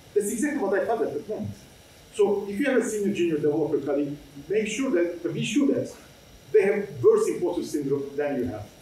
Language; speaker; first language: English; non-native, fluent; Turkish